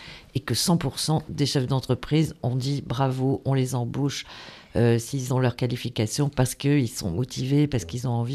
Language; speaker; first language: French; native; French